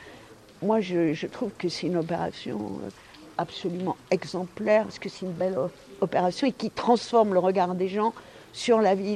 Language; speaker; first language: French; native; French